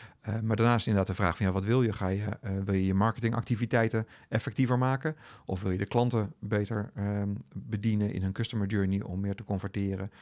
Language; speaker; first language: Dutch; native; Dutch